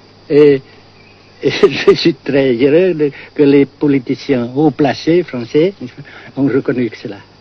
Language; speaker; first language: French; non-native, fluent; Vietnamese